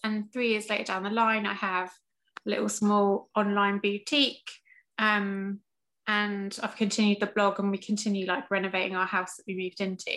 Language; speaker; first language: English; native; English